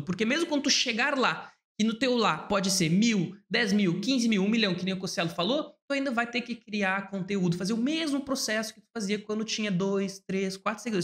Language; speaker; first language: Portuguese; native; Portuguese